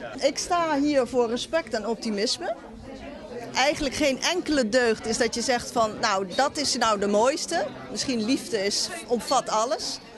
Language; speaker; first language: Dutch; non-native, fluent; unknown